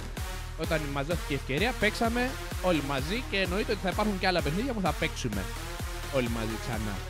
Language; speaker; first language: Greek; native; Greek